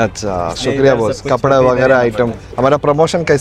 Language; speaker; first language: Hindi; non-native, learner; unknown